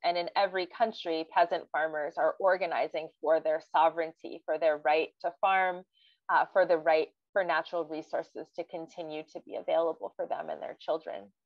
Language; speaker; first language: English; native; English